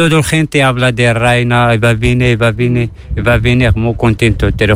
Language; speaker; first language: Spanish; non-native, learner; Arabic